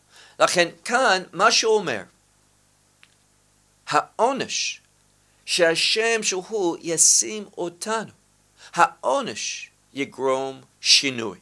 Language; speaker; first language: Hebrew; non-native, fluent; English